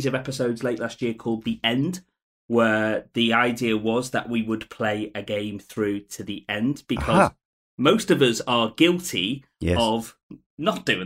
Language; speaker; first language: English; native; English